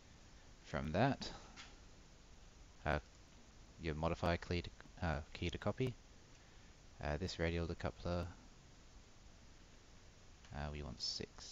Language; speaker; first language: English; native; English